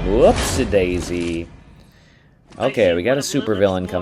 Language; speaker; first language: English; native; English